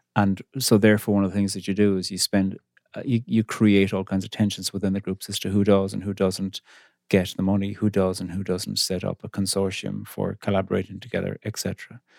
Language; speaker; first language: English; native; English